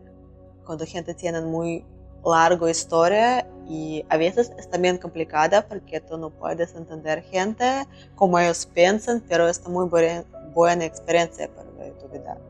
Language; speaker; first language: Spanish; non-native, learner; Russian